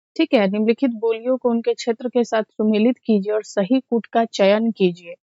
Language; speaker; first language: Hindi; native; Hindi